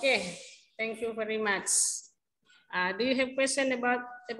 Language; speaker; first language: English; non-native, learner; Indonesian